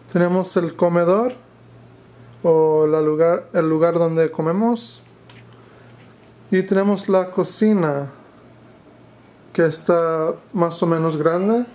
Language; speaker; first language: Spanish; non-native, fluent; English